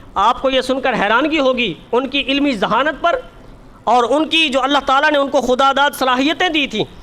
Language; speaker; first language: Urdu; native; Urdu